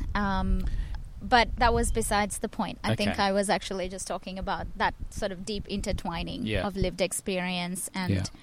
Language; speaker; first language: English; non-native, local second language; Tamil